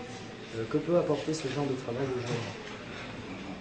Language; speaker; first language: French; native; French